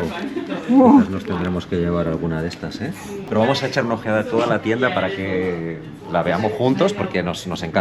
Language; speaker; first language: Spanish; native; Spanish